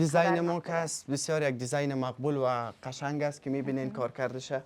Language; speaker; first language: Persian; native; Persian